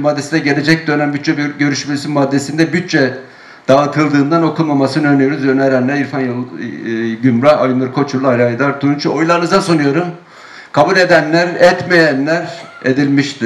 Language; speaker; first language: Turkish; native; Turkish